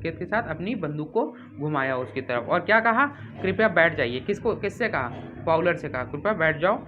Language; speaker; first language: Hindi; native; Hindi